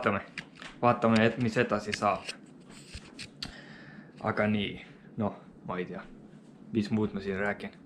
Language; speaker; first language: Estonian; non-native, learner; Finnish